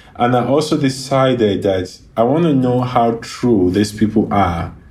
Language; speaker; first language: English; non-native, local second language; Yoruba